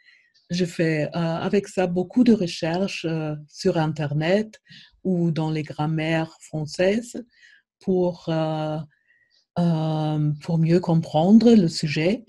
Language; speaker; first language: French; non-native, fluent; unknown